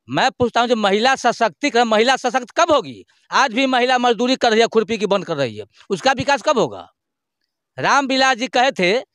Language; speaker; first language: Hindi; native; Hindi